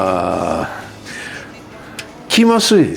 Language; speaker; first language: Japanese; non-native, fluent; English